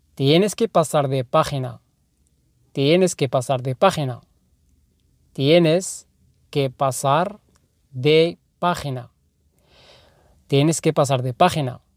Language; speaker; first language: Spanish; non-native, fluent; Arabic